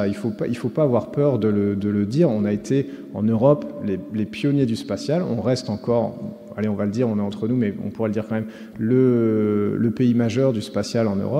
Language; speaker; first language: French; native; French